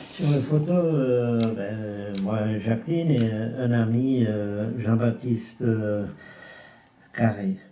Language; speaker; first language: French; non-native, fluent; Czech